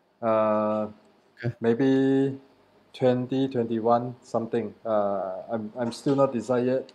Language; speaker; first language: English; non-native, learner; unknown